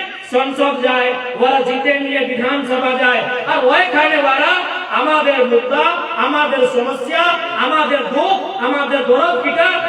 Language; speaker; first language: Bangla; non-native, local second language; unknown